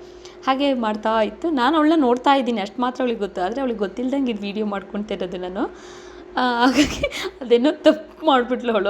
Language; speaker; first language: Kannada; native; Kannada